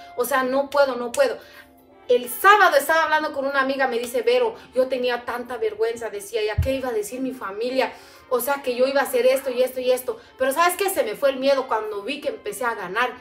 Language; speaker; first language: Spanish; non-native, fluent; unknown